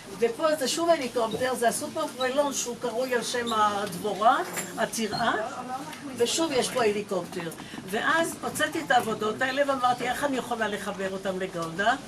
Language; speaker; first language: Hebrew; native; Hebrew